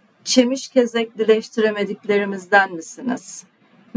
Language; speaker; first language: English; non-native, fluent; Turkish